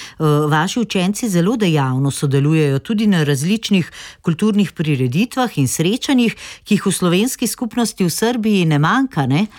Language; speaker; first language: Slovenian; native; Slovenian